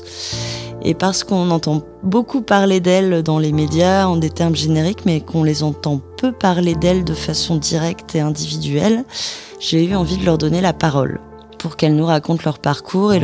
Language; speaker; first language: French; native; French